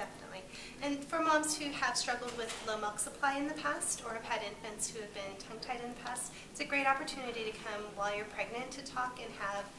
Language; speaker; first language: English; native; English